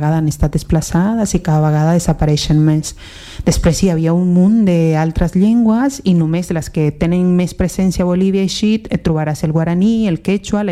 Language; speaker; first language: Catalan; non-native, fluent; Spanish